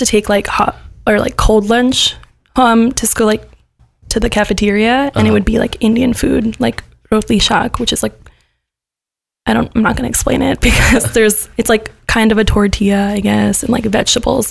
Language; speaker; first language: English; early bilingual, other home language; Gujarati